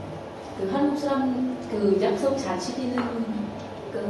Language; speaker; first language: Korean; non-native, learner; Vietnamese